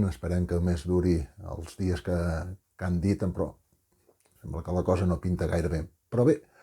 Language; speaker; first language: Catalan; native; Catalan